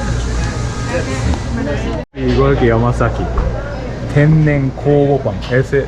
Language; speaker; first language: Spanish; non-native, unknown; Japanese